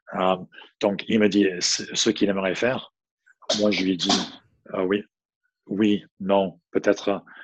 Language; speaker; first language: French; non-native, fluent; English